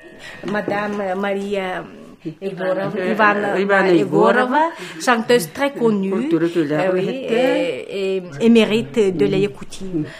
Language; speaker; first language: French; non-native, learner; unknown